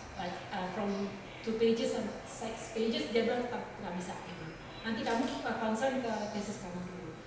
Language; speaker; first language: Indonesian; native; Indonesian